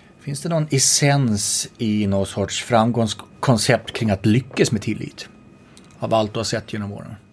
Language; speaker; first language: Swedish; native; Swedish